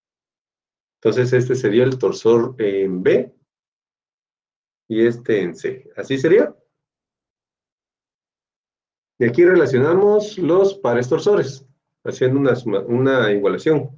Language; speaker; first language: Spanish; native; Spanish